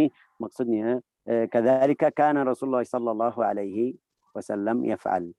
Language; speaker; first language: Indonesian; non-native, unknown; Arabic